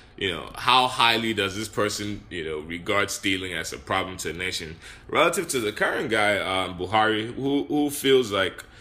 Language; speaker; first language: English; non-native, local second language; Yoruba